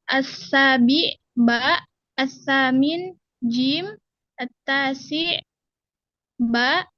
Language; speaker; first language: Arabic; non-native, learner; Indonesian